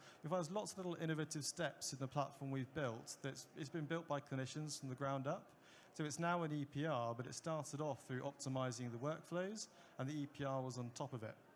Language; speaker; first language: English; native; English